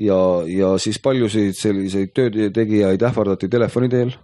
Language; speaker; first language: Estonian; non-native, fluent; Russian